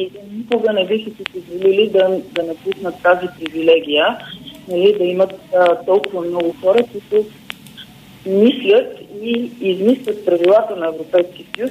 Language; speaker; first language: Bulgarian; native; Bulgarian